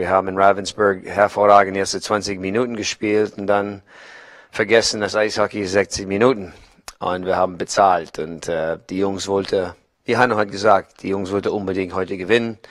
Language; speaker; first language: German; non-native, learner; English